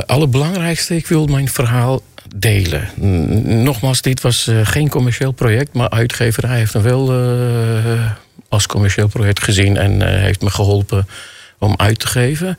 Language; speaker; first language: Dutch; non-native, fluent; Armenian